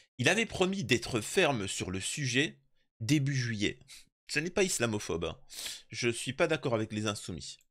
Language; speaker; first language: French; native; French